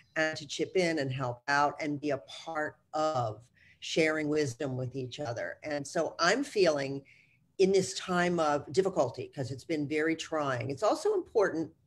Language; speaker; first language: English; native; English